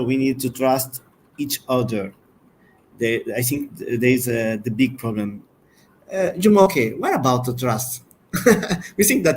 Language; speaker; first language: English; non-native, learner; Portuguese